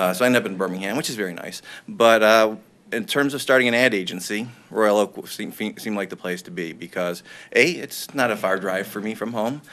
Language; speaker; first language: English; native; English